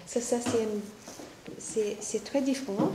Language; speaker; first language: French; non-native, fluent; English